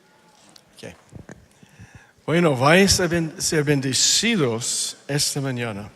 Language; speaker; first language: Spanish; non-native, fluent; English